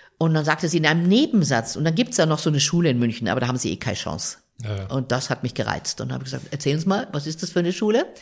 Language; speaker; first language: German; native; German